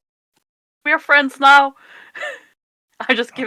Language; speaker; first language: English; non-native, fluent; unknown